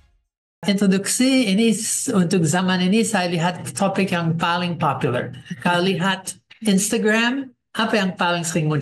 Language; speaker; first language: Indonesian; non-native, fluent; English